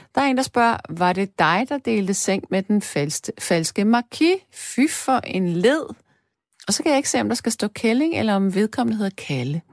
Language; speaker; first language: Danish; native; Danish